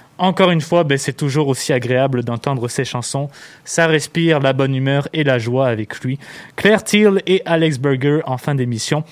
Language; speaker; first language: French; native; French